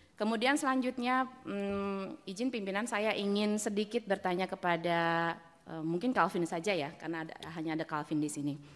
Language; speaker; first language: Indonesian; native; Indonesian